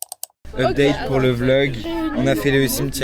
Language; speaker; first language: French; native; French